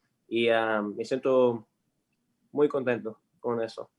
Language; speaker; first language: Spanish; early bilingual, heritage; English